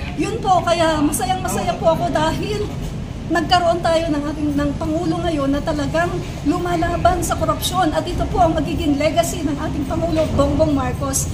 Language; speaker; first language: Filipino; non-native, local second language; Cebuano